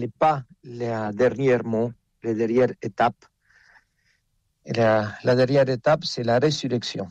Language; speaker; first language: French; non-native, fluent; Spanish